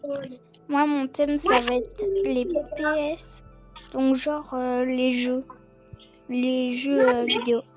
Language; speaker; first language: French; native; French